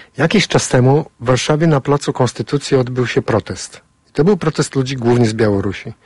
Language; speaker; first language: Polish; native; Polish